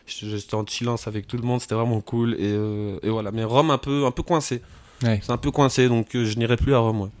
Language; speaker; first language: French; native; French